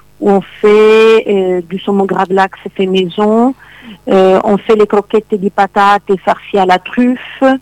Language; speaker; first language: French; non-native, fluent; Italian